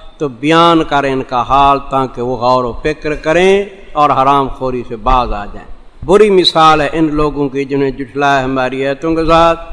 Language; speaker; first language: Urdu; non-native, local second language; Saraiki